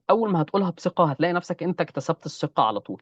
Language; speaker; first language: Arabic; native; Arabic